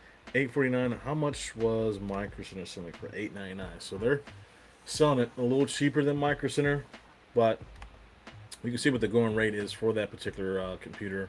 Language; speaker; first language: English; native; English